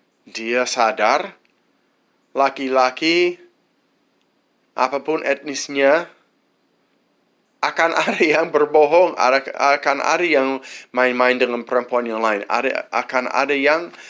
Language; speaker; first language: Indonesian; non-native, fluent; English